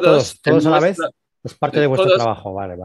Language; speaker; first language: Spanish; native; Spanish